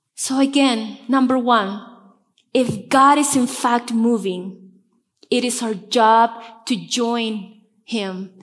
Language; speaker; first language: English; non-native, fluent; Spanish